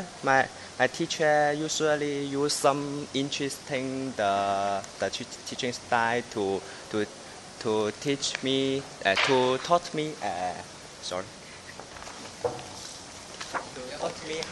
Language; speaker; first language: English; non-native, learner; Chinese